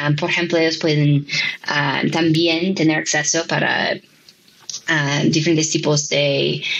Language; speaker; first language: Spanish; non-native, fluent; English